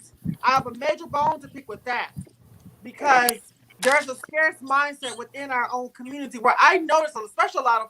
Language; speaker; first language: English; native; English